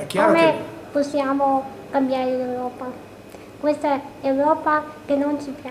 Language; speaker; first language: Italian; non-native, fluent; Slovenian